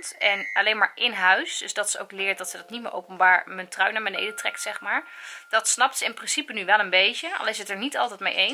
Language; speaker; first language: Dutch; native; Dutch